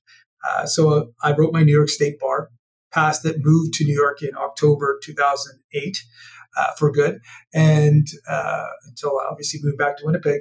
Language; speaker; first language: English; native; English